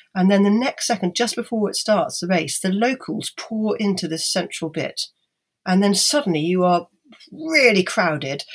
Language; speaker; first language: English; native; English